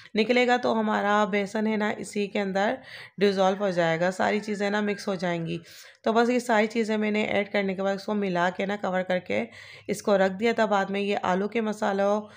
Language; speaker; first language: Urdu; native; Urdu